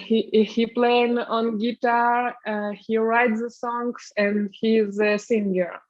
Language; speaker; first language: English; non-native, learner; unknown